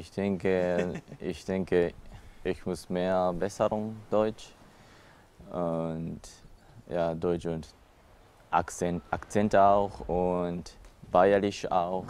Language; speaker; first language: German; non-native, learner; Japanese